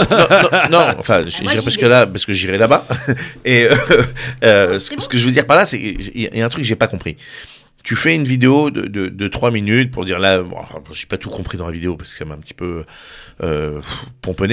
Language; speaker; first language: French; native; French